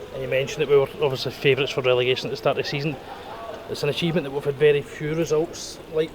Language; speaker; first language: English; native; English